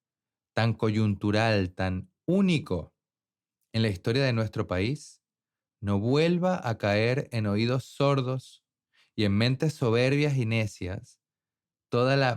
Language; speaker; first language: Spanish; native; Spanish